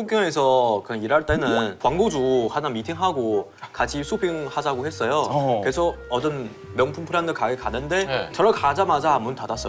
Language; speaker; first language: Korean; non-native, fluent; Chinese